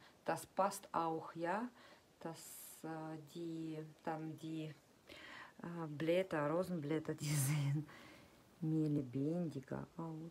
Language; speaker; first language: German; non-native, fluent; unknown